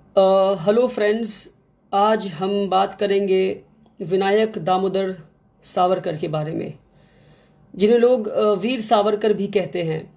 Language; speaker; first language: Hindi; non-native, local second language; Kannada